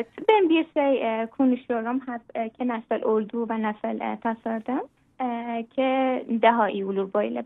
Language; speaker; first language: Turkish; non-native, learner; Persian